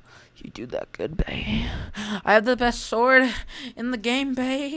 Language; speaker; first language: English; native; English